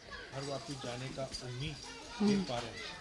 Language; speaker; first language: Hindi; non-native, local second language; Manipuri